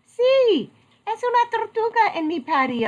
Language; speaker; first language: Spanish; non-native, learner; English